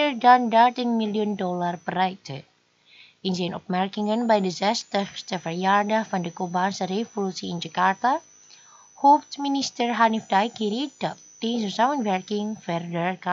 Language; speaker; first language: Dutch; non-native, fluent; Indonesian